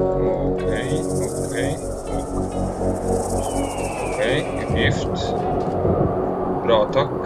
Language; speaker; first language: Swedish; non-native, learner; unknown